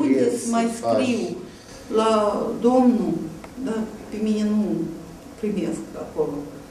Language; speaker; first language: Romanian; non-native, local second language; Russian